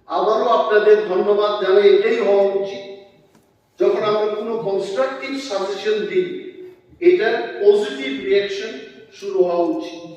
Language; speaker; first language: Bangla; non-native, local second language; Kok Borok